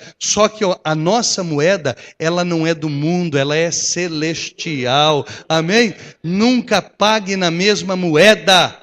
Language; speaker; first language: Portuguese; native; Portuguese